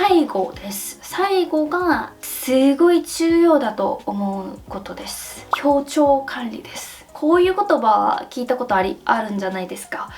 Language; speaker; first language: Japanese; non-native, fluent; Korean